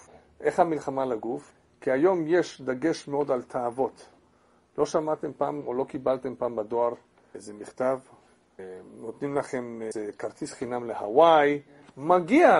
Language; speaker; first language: Hebrew; non-native, fluent; English